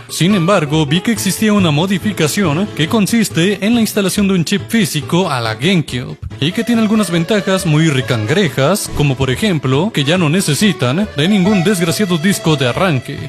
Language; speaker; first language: Spanish; native; Spanish